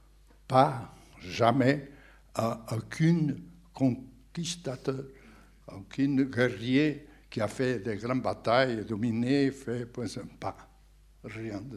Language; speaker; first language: French; non-native, fluent; Portuguese